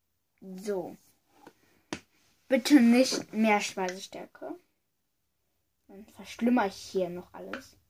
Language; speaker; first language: German; early bilingual, other home language; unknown